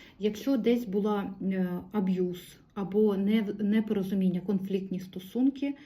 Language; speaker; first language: Ukrainian; non-native, local second language; Russian